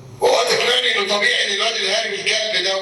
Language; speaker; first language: Arabic; native; Arabic